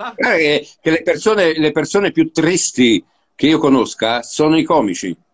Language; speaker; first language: Italian; early bilingual, heritage; Italian